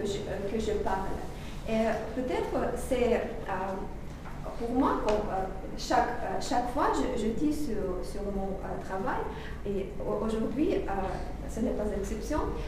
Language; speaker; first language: French; non-native, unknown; Russian